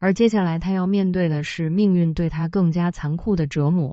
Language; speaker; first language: Chinese; native; Chinese